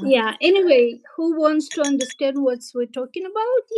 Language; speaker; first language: English; non-native, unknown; Ukrainian